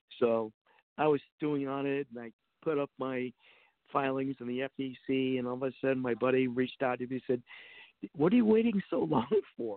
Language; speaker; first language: English; native; English